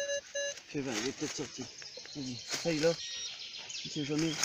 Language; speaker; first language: French; native; French